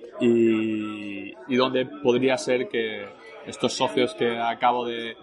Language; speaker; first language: Spanish; early bilingual, other home language; French